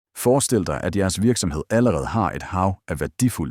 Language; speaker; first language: Danish; native; Danish